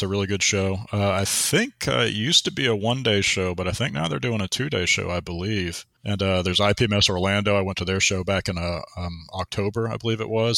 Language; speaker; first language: English; native; English